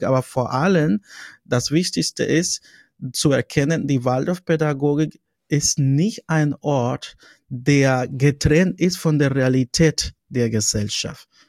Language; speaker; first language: German; non-native, fluent; Spanish